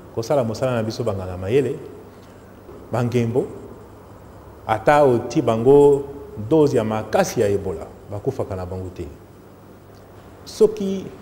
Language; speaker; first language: Lingala; native; Lingala